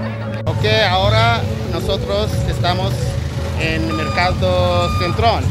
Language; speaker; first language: Spanish; non-native, learner; English